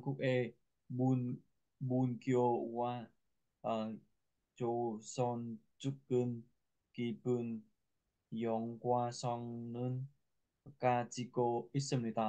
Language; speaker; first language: Korean; non-native, learner; Vietnamese